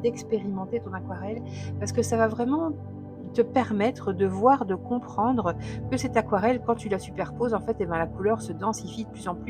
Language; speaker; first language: French; native; French